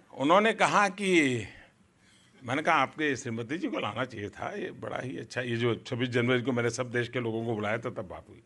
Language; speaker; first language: Hindi; non-native, local second language; Gujarati